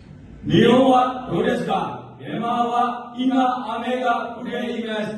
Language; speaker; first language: Japanese; non-native, learner; Burmese